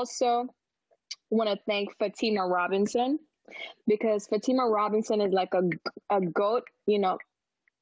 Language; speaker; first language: English; non-native, local second language; Filipino